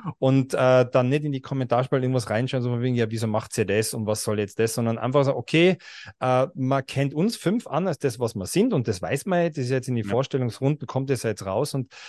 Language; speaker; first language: German; native; German